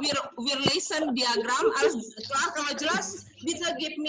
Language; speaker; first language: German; non-native, learner; Indonesian